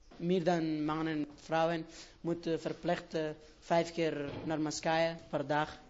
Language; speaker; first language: Dutch; non-native, learner; Persian